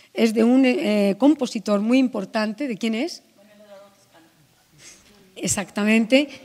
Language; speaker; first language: Spanish; native; Spanish